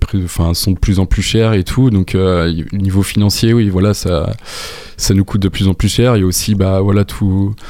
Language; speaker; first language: French; native; French